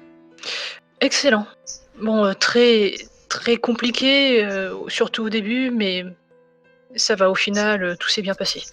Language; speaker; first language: French; native; French